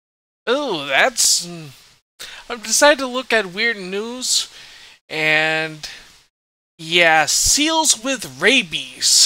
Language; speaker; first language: English; native; English